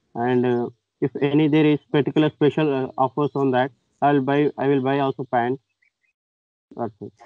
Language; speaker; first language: English; non-native, local second language; Telugu